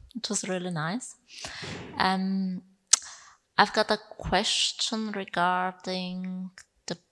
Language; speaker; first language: English; non-native, fluent; Bulgarian